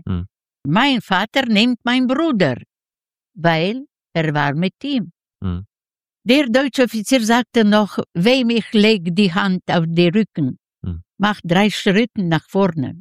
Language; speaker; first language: German; non-native, learner; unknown